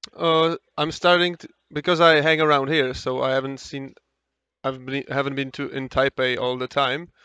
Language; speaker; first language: English; non-native, fluent; Czech